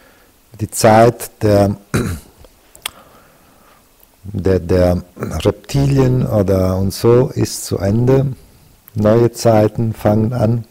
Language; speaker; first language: German; non-native, fluent; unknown